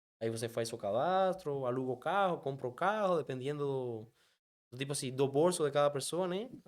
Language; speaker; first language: Portuguese; non-native, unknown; Spanish